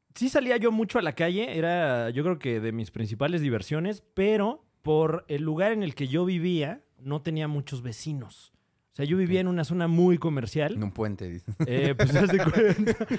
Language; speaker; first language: Spanish; native; Spanish